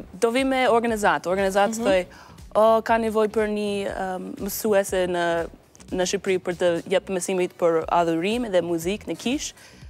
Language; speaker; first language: Albanian; non-native, learner; English